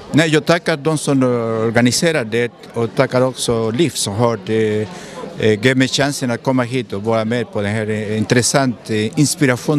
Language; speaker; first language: Swedish; non-native, fluent; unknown